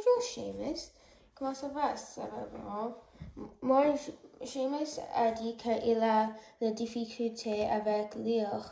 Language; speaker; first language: French; non-native, learner; English